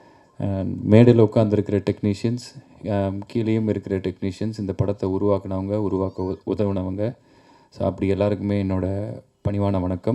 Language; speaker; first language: Tamil; native; Tamil